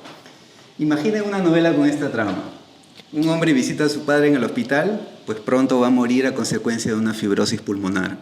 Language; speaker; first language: Spanish; native; Spanish